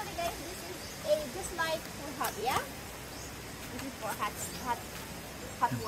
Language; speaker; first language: English; non-native, learner; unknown